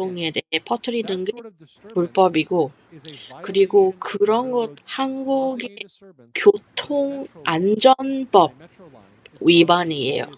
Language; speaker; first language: Korean; non-native, fluent; English